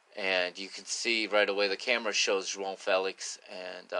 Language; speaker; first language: English; early bilingual, other home language; Portuguese